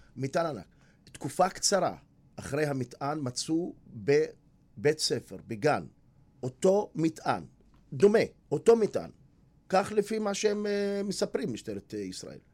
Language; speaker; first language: Hebrew; non-native, local second language; Arabic